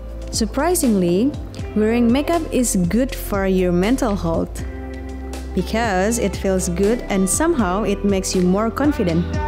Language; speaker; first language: English; non-native, fluent; Indonesian